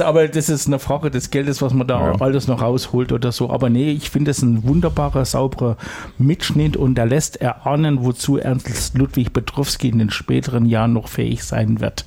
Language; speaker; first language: German; native; German